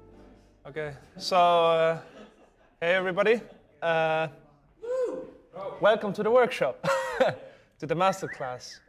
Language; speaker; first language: English; non-native, fluent; Estonian